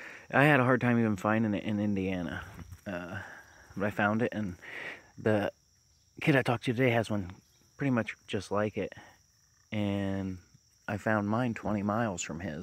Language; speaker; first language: English; native; English